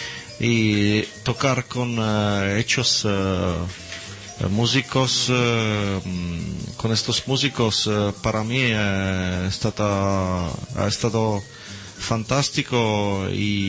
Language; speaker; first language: Spanish; non-native, learner; Italian